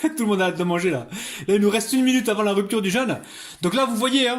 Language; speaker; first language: French; native; French